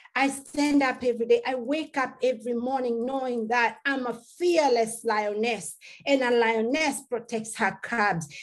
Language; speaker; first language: English; non-native, local second language; Masai